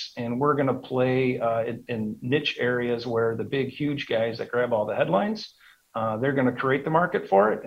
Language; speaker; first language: English; native; English